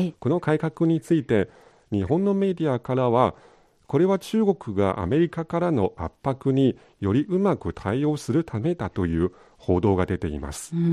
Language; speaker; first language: Japanese; non-native, fluent; Chinese